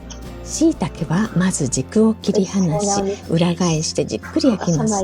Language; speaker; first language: Japanese; native; Japanese